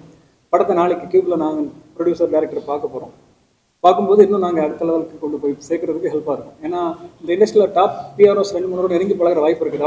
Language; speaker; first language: Tamil; native; Tamil